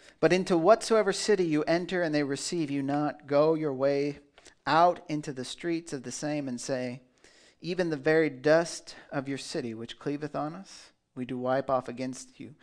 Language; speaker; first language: English; native; English